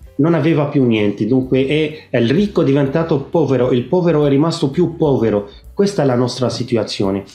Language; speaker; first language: Italian; non-native, fluent; Arabic